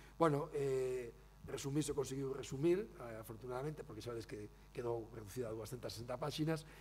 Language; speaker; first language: Galician; native; Galician